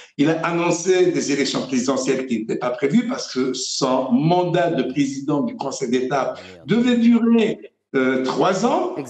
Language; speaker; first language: French; non-native, local second language; Arabic